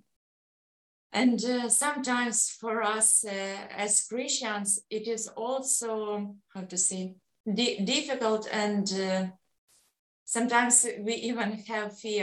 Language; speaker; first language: English; non-native, learner; Ukrainian